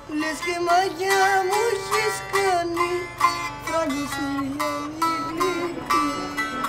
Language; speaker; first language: Greek; non-native, fluent; Albanian